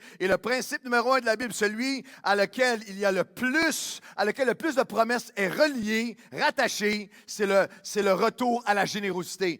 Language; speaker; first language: French; native; French